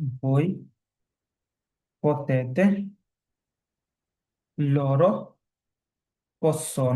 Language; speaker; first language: Italian; non-native, fluent; Bangla